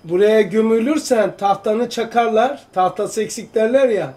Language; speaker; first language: Turkish; native; Turkish